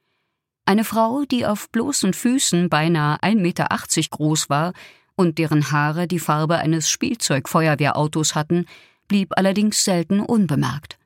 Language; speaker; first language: German; native; German